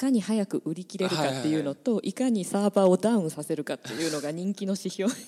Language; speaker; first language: Japanese; native; Japanese